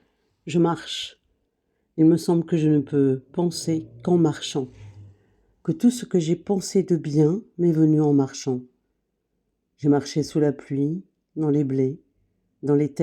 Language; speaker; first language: French; native; French